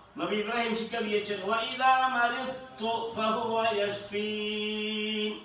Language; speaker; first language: Bangla; native; Bangla